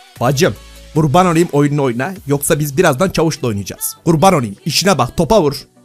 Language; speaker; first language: Turkish; native; Turkish